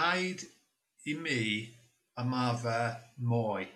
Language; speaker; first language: Welsh; non-native, learner; English